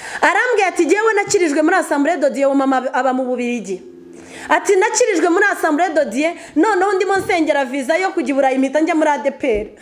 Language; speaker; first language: Kinyarwanda; early bilingual, heritage; Kinyarwanda